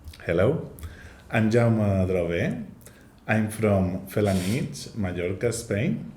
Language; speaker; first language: English; non-native, learner; Catalan